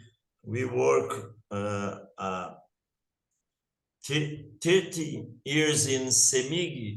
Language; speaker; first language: English; non-native, learner; Portuguese